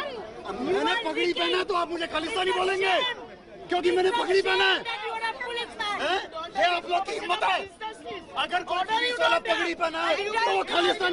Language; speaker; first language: Hindi; non-native, local second language; Punjabi